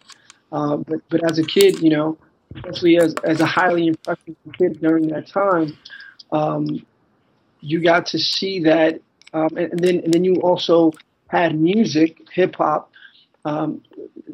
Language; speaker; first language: English; native; English